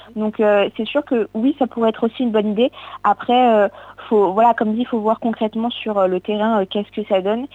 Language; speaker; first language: French; native; French